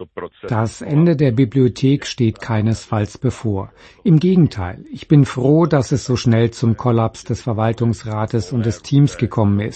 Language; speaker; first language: German; native; German